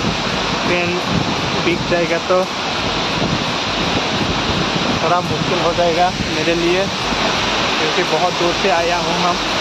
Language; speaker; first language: Hindi; non-native, local second language; Kok Borok